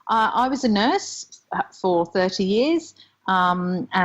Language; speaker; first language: English; native; English